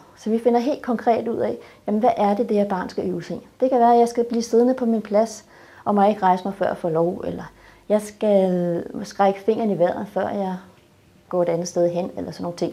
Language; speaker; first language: Danish; native; Danish